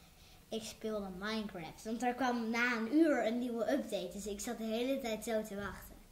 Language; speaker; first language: Dutch; native; Dutch